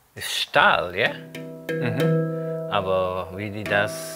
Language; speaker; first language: German; non-native, fluent; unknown